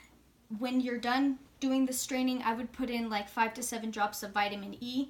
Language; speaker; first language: English; native; English